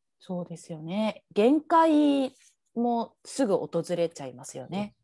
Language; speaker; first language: Japanese; native; Japanese